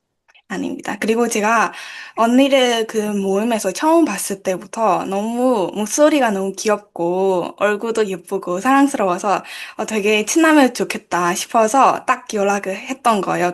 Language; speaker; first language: Korean; non-native, learner; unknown